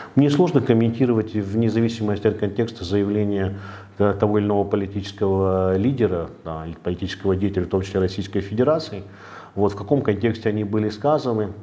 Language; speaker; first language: Russian; native; Russian